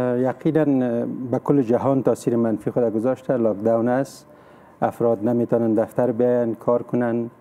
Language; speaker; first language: Persian; native; Persian